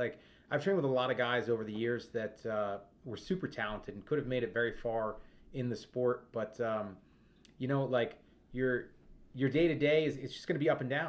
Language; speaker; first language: English; native; English